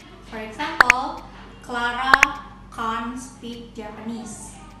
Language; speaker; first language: English; non-native, fluent; Indonesian